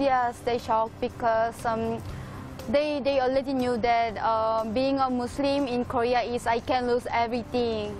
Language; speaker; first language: English; non-native, fluent; Korean